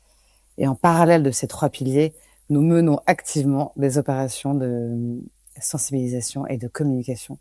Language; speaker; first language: French; native; French